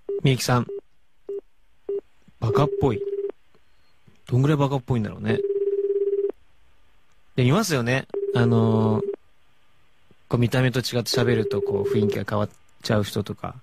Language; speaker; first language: Japanese; native; Japanese